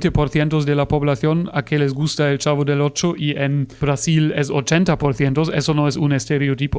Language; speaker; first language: Spanish; non-native, fluent; German